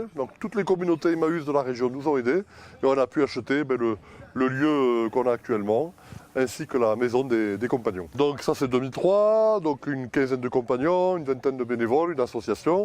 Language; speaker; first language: French; native; French